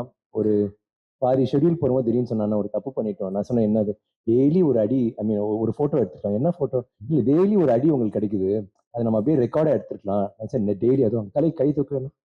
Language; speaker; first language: Tamil; native; Tamil